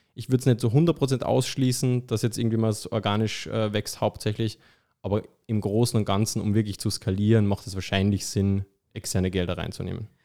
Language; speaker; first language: German; native; German